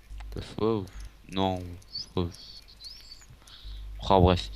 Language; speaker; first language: French; native; French